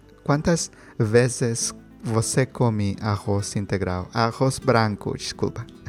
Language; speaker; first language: Portuguese; non-native, learner; Spanish